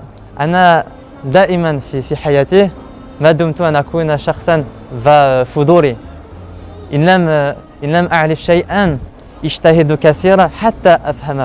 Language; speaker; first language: Arabic; non-native, learner; French